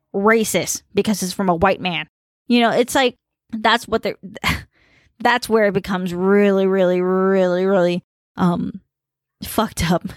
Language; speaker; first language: English; early bilingual, other home language; Khmer